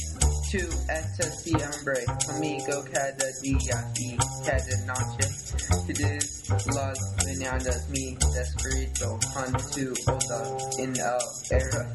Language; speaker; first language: Spanish; non-native, learner; English